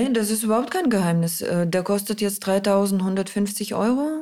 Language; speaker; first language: German; non-native, fluent; Russian